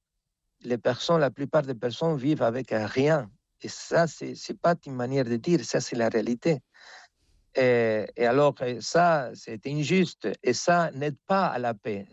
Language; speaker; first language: French; non-native, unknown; Spanish